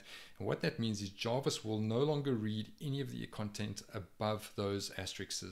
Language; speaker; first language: English; native; English